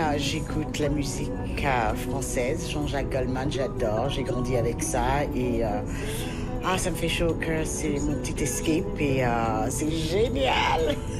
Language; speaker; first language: French; early bilingual, other home language; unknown